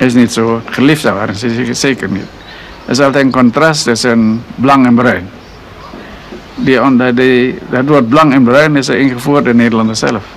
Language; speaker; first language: Dutch; non-native, local second language; Indonesian